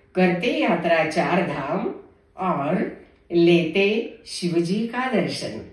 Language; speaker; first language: Hindi; non-native, local second language; Marathi